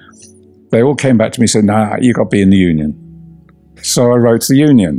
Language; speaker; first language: English; native; English